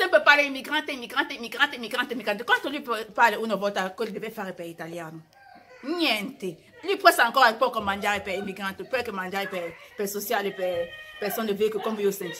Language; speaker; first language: Italian; non-native, learner; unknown